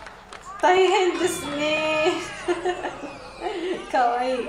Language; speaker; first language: Japanese; non-native, learner; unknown